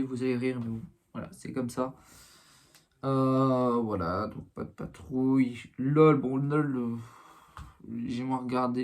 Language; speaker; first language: French; native; French